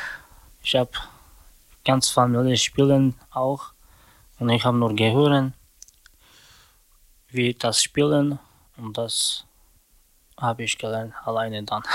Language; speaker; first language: German; non-native, learner; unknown